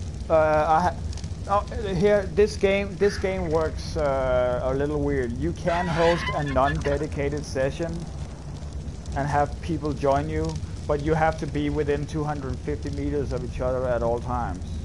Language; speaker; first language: English; non-native, fluent; Danish